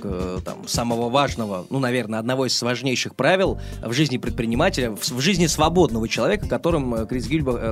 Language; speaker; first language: Russian; native; Russian